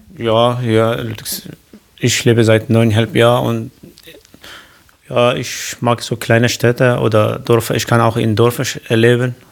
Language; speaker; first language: German; non-native, learner; Kurdish